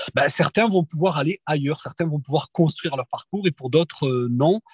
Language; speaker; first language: French; native; French